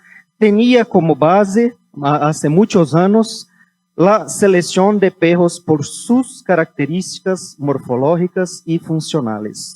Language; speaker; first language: Spanish; non-native, fluent; Portuguese